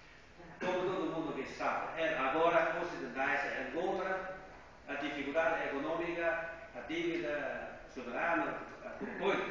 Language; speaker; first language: Portuguese; non-native, fluent; Chinese